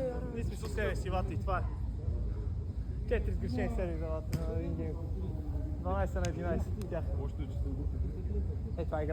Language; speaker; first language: Bulgarian; native; Bulgarian